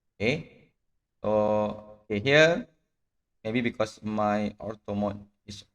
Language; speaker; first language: English; non-native, local second language; Malay